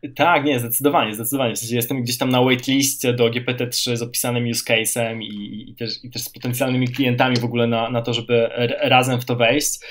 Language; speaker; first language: Polish; native; Polish